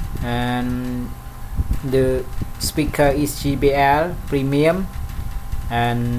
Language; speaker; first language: English; non-native, learner; Khmer